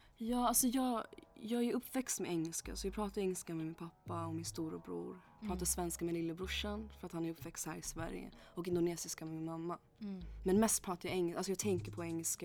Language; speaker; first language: Swedish; early bilingual, other home language; English